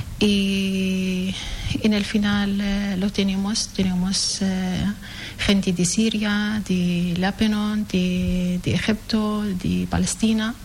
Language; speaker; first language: Spanish; non-native, learner; Arabic